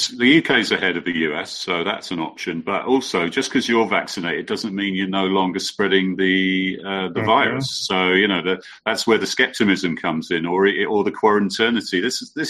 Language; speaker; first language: English; native; English